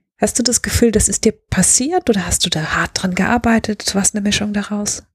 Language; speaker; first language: German; native; German